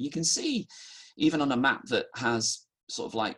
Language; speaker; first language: English; native; English